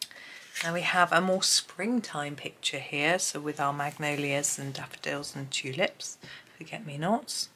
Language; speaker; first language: English; native; English